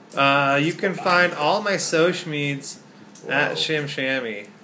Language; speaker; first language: English; native; English